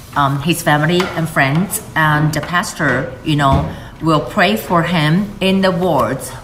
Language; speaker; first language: English; non-native, fluent; Chinese